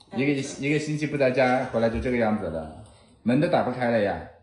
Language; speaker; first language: Chinese; native; Chinese